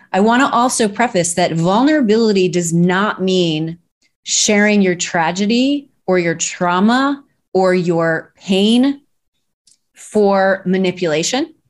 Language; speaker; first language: English; native; English